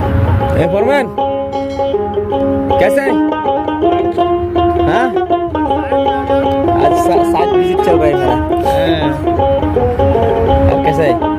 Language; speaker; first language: Hindi; non-native, local second language; Bangla